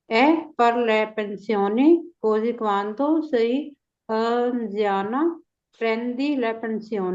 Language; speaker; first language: Italian; non-native, learner; Punjabi